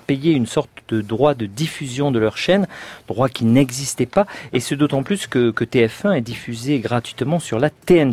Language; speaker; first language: French; native; French